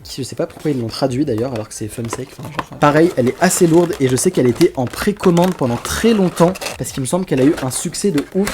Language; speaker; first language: French; native; French